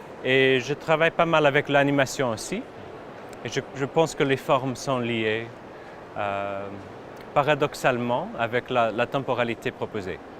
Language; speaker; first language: French; non-native, fluent; English